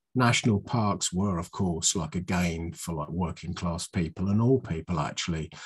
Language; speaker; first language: English; native; English